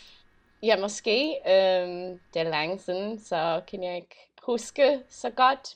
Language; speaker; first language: Danish; non-native, learner; English